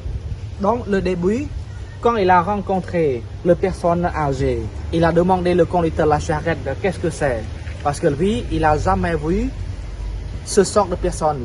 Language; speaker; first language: French; non-native, fluent; Khmer